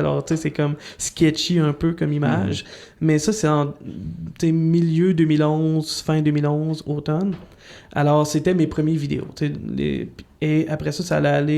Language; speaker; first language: French; native; French